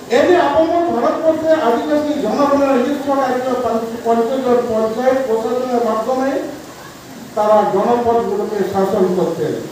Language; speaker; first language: Bangla; non-native, local second language; Santali